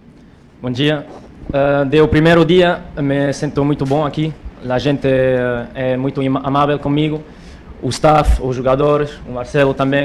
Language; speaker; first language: Portuguese; non-native, learner; Spanish